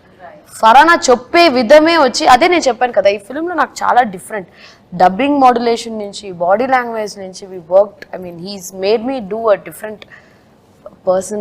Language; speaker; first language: Telugu; non-native, local second language; Tamil